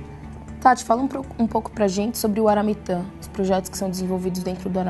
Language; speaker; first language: Portuguese; native; Portuguese